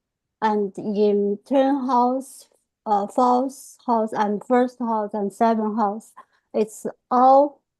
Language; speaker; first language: English; non-native, fluent; Chinese